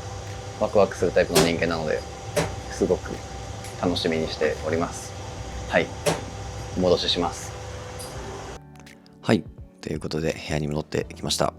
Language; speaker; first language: Japanese; native; Japanese